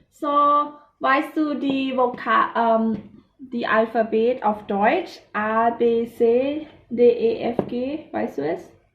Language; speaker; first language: German; non-native, fluent; Thai